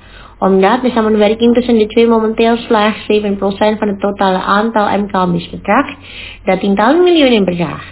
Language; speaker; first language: Dutch; non-native, fluent; Indonesian